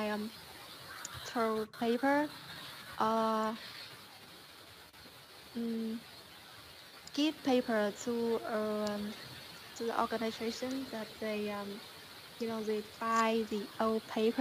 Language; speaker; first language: English; non-native, learner; Vietnamese